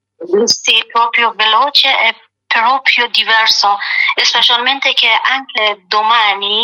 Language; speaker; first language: Italian; non-native, learner; Persian